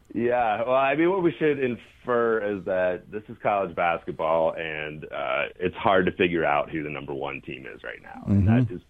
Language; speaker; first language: English; native; English